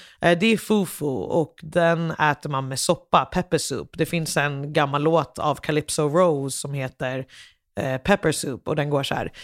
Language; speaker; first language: Swedish; early bilingual, other home language; English